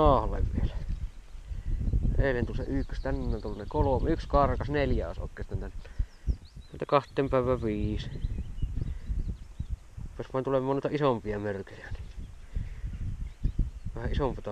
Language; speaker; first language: Finnish; native; Finnish